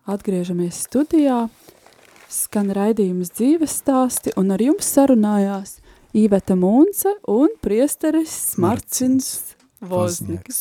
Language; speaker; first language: Latvian; native; Latvian